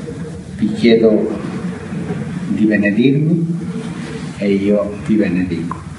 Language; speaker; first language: Italian; non-native, fluent; Spanish